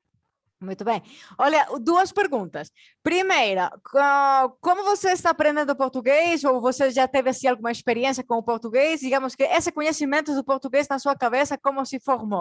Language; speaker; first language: Portuguese; non-native, fluent; Spanish